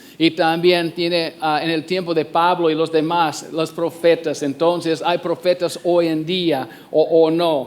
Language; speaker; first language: Spanish; non-native, fluent; English